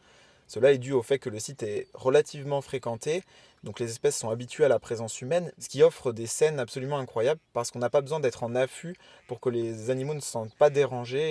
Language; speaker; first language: French; native; French